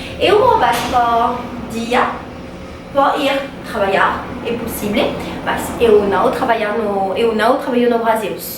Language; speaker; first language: Portuguese; non-native, learner; French